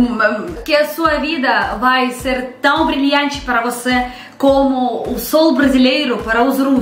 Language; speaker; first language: Portuguese; non-native, learner; Russian